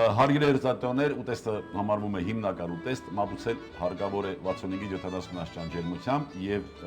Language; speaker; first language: Armenian; native; Armenian